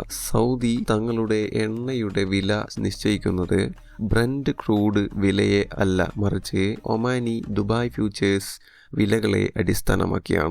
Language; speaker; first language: Malayalam; native; Malayalam